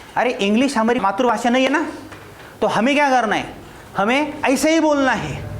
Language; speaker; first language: Hindi; non-native, local second language; Marathi